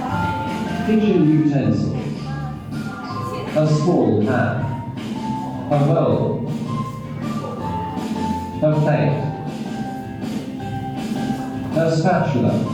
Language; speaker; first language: English; non-native, learner; Indonesian